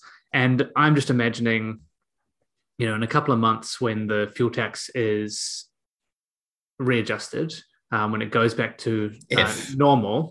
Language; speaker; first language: English; native; English